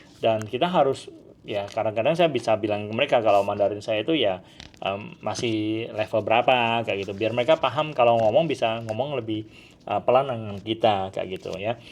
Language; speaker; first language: Indonesian; non-native, local second language; Hakka Chinese